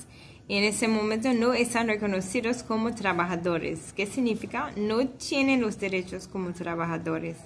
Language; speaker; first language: Spanish; non-native, fluent; English